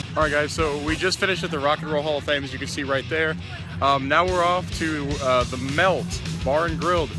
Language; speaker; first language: English; native; English